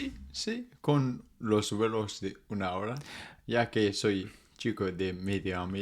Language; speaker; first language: Spanish; non-native, fluent; English